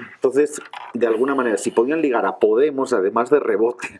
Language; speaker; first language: Spanish; native; Spanish